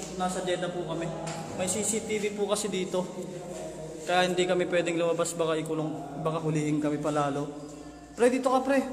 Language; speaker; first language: Filipino; non-native, local second language; Iloko